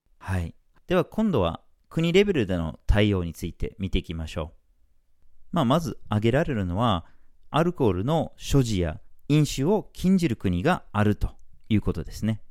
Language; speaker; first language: Japanese; non-native, fluent; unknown